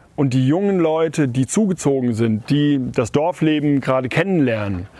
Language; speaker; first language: German; native; German